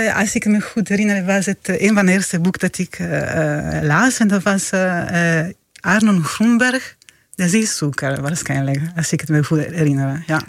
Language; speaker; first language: Dutch; non-native, fluent; Italian